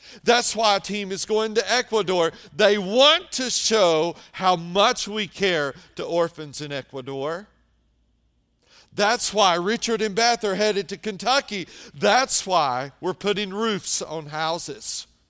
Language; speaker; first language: English; native; English